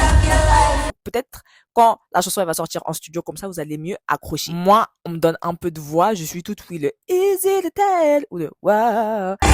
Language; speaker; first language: French; native; French